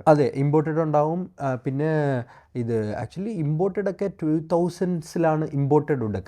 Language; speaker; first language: Malayalam; non-native, local second language; Tamil